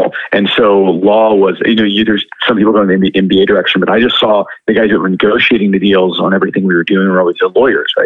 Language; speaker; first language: English; native; English